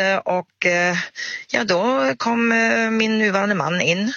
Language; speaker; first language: Swedish; non-native, fluent; German